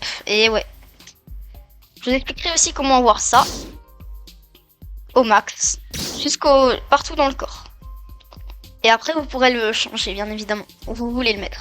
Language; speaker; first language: French; native; French